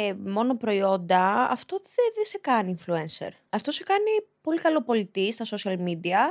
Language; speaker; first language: Greek; early bilingual, other home language; Albanian